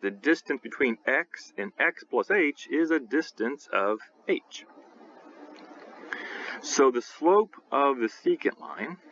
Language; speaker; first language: English; native; English